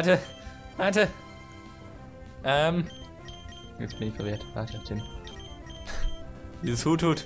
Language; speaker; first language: German; native; German